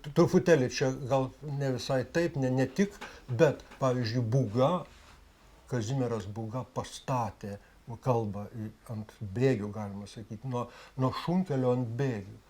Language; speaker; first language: Lithuanian; native; Lithuanian